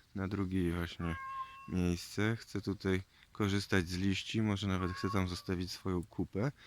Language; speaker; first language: Polish; native; Polish